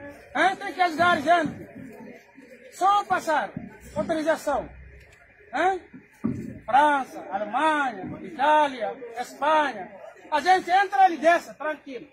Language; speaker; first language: Portuguese; non-native, learner; Haitian Creole